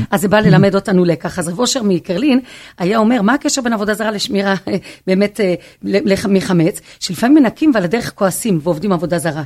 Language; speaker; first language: Hebrew; non-native, fluent; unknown